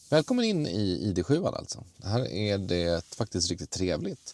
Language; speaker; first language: Swedish; native; Swedish